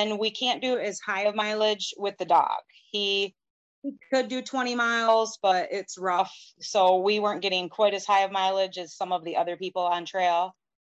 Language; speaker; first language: English; native; English